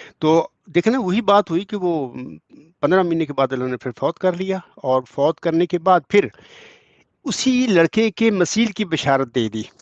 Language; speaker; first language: Urdu; non-native, local second language; Punjabi